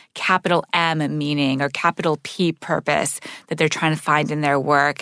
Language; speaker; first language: English; native; English